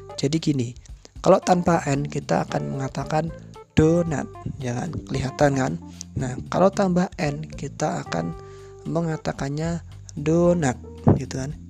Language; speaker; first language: Indonesian; non-native, local second language; Javanese